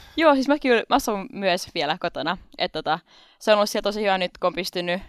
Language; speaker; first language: Finnish; non-native, local second language; Swedish